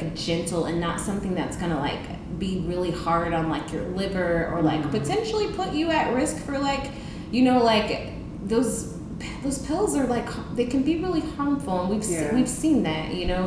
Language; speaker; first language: English; native; English